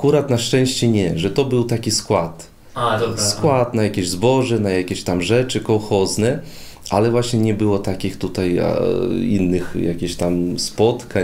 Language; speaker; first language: Polish; non-native, fluent; Russian